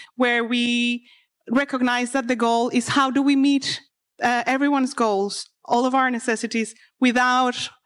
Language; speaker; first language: English; non-native, fluent; Spanish